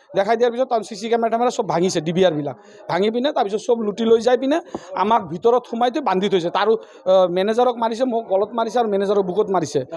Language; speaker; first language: Assamese; native; Assamese